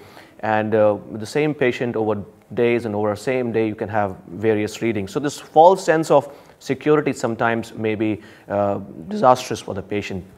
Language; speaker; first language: English; non-native, local second language; Hindi